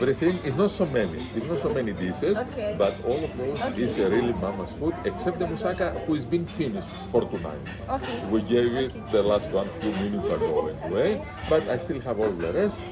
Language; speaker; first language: English; non-native, fluent; Greek